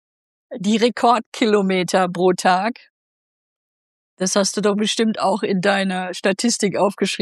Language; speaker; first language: German; native; German